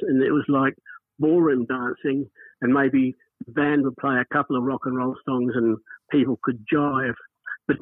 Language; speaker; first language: English; native; English